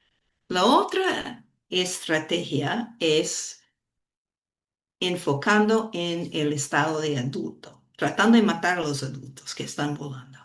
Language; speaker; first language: Spanish; non-native, fluent; English